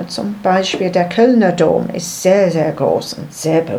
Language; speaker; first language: German; non-native, learner; English